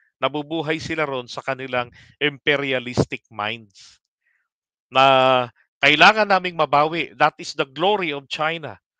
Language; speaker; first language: Filipino; native; Filipino